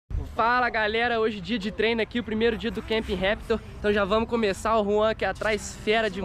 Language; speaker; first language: Portuguese; native; Portuguese